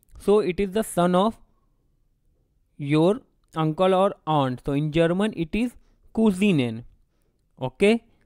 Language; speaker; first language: English; non-native, local second language; Hindi